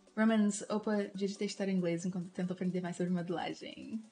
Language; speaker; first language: English; non-native, fluent; Portuguese